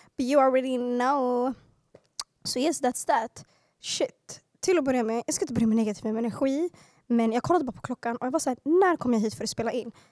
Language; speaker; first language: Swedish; early bilingual, other home language; Arabic